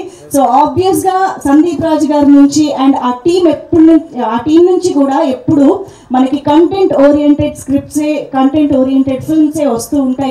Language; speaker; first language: Telugu; native; Telugu